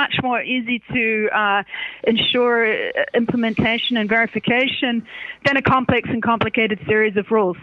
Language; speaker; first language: English; native; English